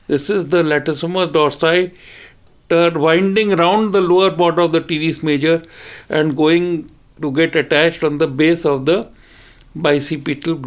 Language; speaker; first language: English; non-native, local second language; Hindi